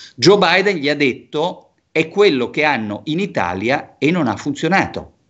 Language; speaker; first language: Italian; native; Italian